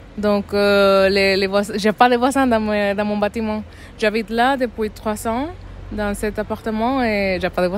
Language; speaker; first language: French; non-native, fluent; Spanish